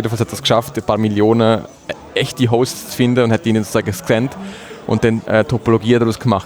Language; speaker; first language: German; native; German